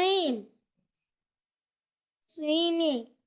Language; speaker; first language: English; non-native, learner; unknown